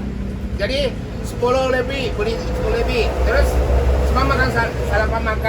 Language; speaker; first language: Indonesian; non-native, fluent; Japanese